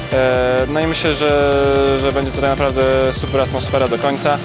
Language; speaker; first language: Polish; native; Polish